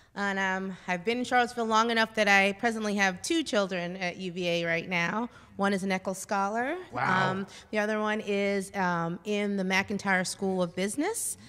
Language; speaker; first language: English; native; English